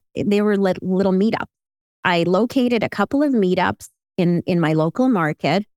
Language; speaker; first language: English; early bilingual, other home language; Ukrainian